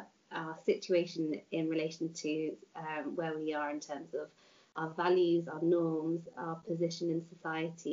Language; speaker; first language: English; native; English